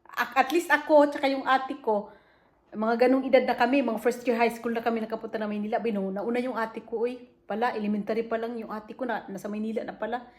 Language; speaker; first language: Filipino; native; Filipino